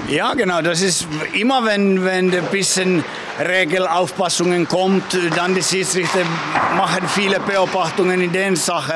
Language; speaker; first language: German; non-native, fluent; Finnish